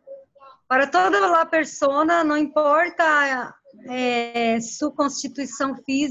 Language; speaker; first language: Spanish; non-native, learner; Portuguese